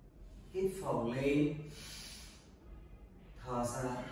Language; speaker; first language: Vietnamese; non-native, learner; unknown